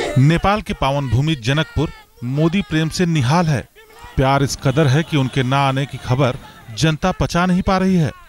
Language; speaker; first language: Hindi; native; Hindi